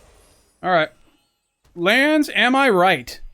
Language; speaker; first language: English; native; English